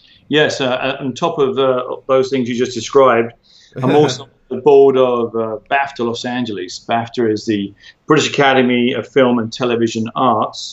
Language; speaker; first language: English; native; English